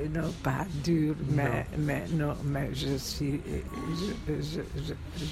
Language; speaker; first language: French; non-native, fluent; Hungarian